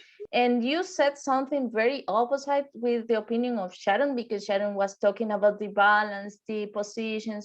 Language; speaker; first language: English; non-native, fluent; Spanish